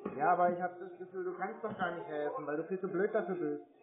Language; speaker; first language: German; native; German